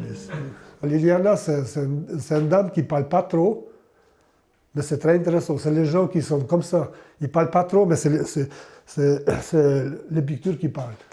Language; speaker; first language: French; non-native, learner; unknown